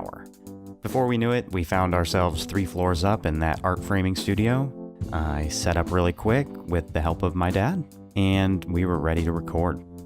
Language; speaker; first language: English; native; English